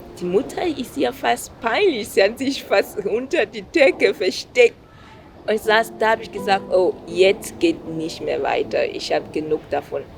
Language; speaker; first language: German; non-native, fluent; French